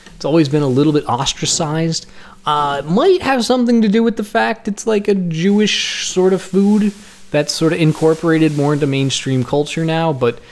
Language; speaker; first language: English; native; English